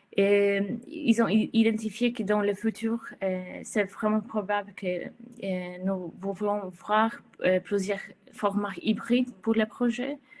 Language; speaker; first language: French; non-native, fluent; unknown